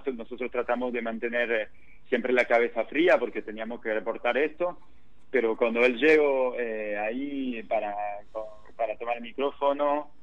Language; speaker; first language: Spanish; non-native, fluent; French